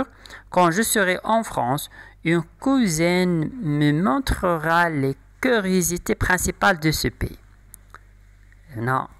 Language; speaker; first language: French; non-native, local second language; Arabic